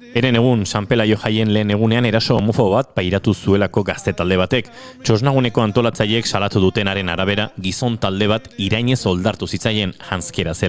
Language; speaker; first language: Basque; native; Basque